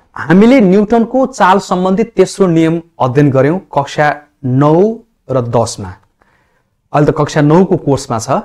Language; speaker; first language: Nepali; native; Nepali